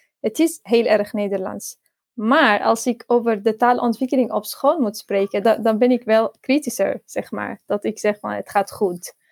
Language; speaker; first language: Dutch; non-native, fluent; Arabic